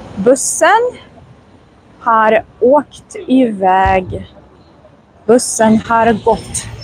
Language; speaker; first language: Swedish; non-native, fluent; Russian